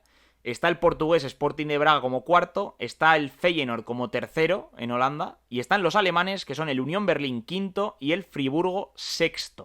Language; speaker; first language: Spanish; native; Spanish